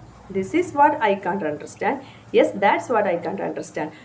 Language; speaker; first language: English; non-native, local second language; Malayalam